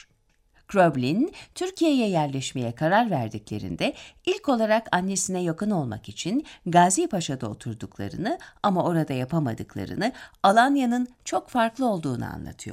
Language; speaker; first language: Turkish; native; Turkish